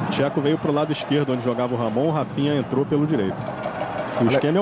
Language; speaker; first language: Portuguese; native; Portuguese